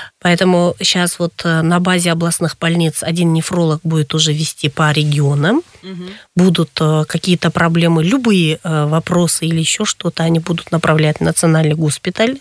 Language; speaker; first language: Russian; non-native, local second language; Kyrgyz